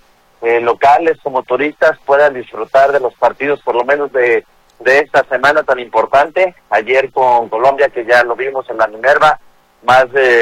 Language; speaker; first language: Spanish; native; Spanish